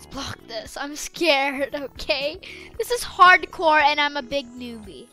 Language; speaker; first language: English; native; English